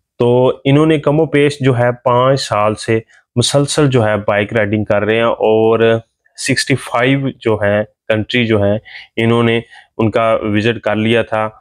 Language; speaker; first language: Urdu; non-native, local second language; Punjabi